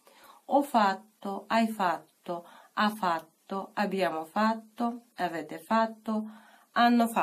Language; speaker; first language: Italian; non-native, fluent; Russian